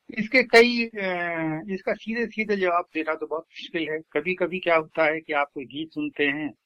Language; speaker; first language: Hindi; native; Hindi